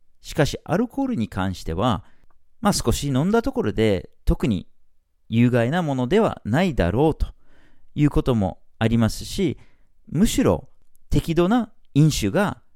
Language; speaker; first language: Japanese; non-native, fluent; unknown